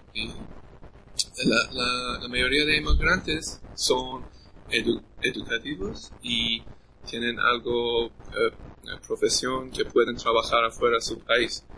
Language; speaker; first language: Spanish; non-native, learner; English